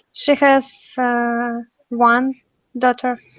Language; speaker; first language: English; non-native, learner; Russian